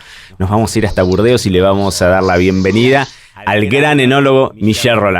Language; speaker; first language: Spanish; native; Spanish